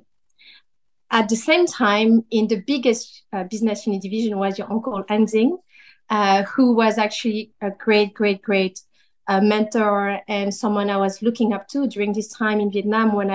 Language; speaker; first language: English; non-native, fluent; French